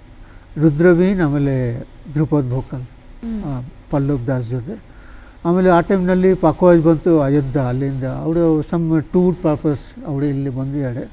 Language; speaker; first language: Kannada; non-native, learner; Bangla